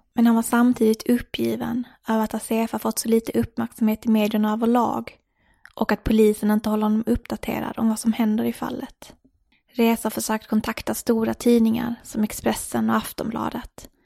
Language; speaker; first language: Swedish; native; Swedish